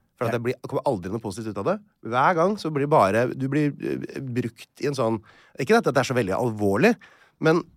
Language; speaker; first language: Norwegian; native; Norwegian